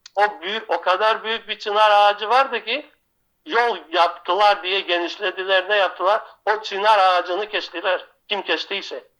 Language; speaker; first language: Turkish; non-native, local second language; Greek